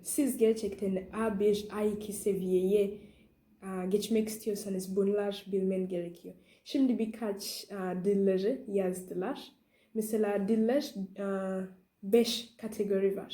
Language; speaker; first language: Turkish; non-native, learner; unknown